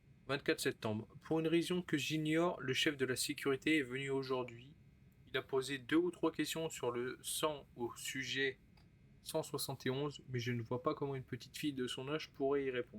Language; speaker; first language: French; native; French